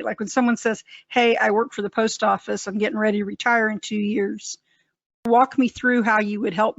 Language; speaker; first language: English; native; English